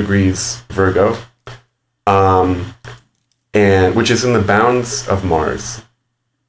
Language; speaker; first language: English; native; English